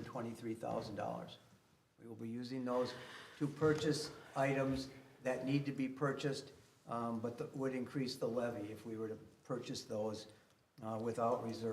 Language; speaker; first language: English; native; English